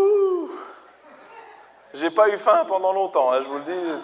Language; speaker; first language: French; native; French